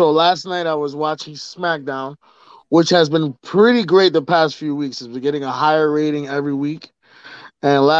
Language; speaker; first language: English; native; English